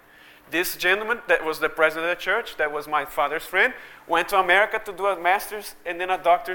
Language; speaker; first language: English; early bilingual, other home language; Portuguese